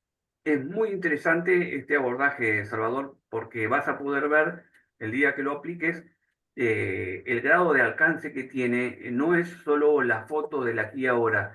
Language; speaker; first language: Spanish; native; Spanish